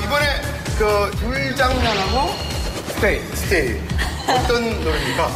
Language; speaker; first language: Korean; native; Korean